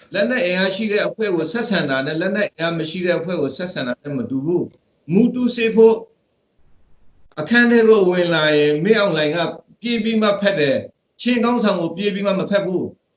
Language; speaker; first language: Burmese; non-native, local second language; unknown